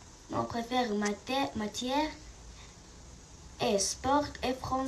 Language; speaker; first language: French; non-native, learner; Arabic